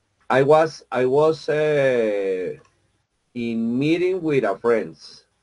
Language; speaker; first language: English; non-native, learner; Spanish